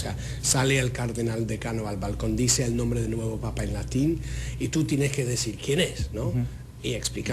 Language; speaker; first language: Spanish; non-native, fluent; English